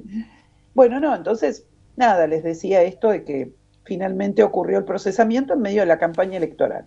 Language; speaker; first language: Spanish; native; Spanish